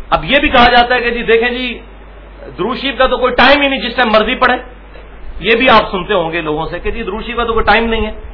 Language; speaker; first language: Urdu; non-native, local second language; Punjabi